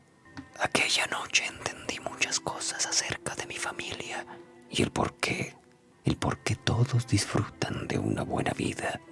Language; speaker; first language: Spanish; native; Spanish